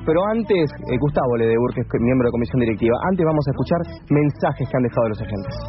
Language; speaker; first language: Spanish; native; Spanish